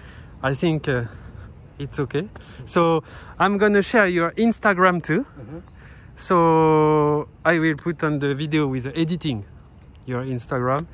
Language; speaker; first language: English; non-native, learner; French